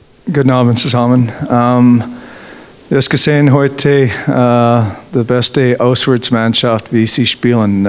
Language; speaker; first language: German; non-native, learner; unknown